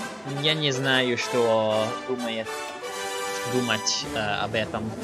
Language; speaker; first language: Russian; non-native, learner; English